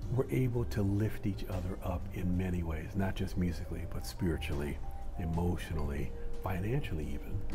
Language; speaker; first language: English; native; English